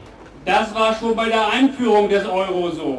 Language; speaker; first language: German; native; German